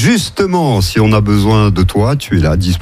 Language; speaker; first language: French; native; French